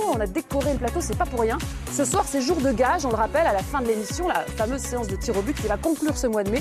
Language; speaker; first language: French; native; French